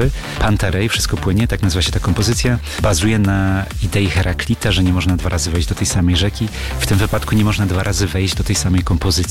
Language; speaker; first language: Polish; native; Polish